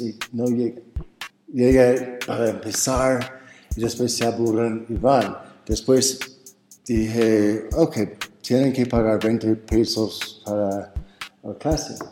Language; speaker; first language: Spanish; non-native, fluent; English